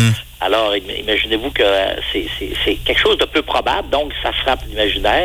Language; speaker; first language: French; native; French